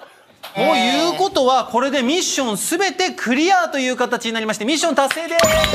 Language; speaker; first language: Japanese; native; Japanese